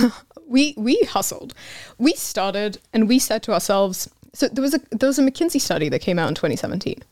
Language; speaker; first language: English; non-native, fluent; Hebrew